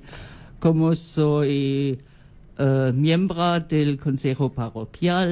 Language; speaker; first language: Spanish; non-native, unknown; German